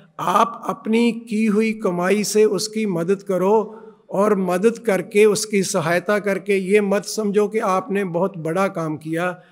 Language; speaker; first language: Hindi; non-native, local second language; Punjabi